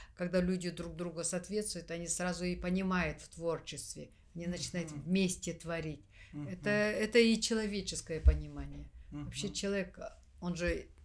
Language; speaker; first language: Russian; non-native, local second language; Kazakh